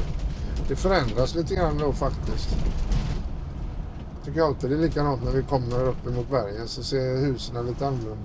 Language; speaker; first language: Swedish; native; Swedish